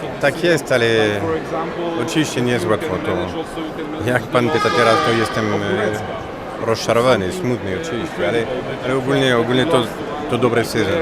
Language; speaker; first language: Polish; non-native, fluent; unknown